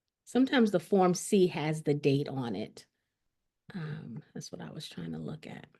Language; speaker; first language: English; native; English